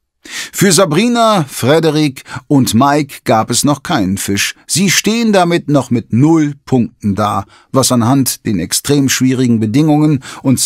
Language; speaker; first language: German; native; German